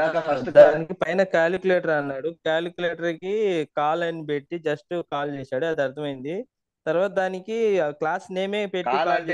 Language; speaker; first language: Telugu; native; Telugu